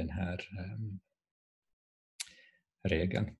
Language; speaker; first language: Swedish; non-native, fluent; Finnish